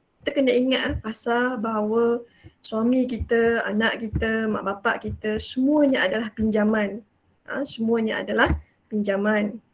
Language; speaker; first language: Malay; native; Malay